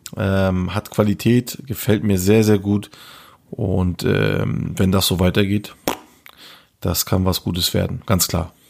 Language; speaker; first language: German; early bilingual, other home language; Turkish